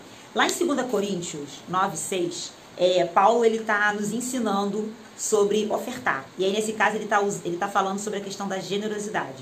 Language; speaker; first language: Portuguese; native; Portuguese